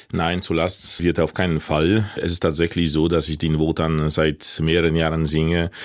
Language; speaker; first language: German; non-native, fluent; Polish